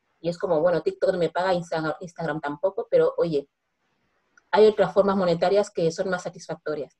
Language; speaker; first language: Spanish; non-native, local second language; Fang